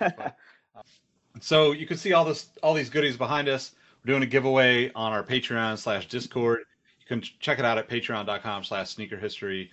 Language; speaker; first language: English; native; English